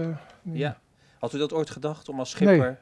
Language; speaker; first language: Dutch; native; Dutch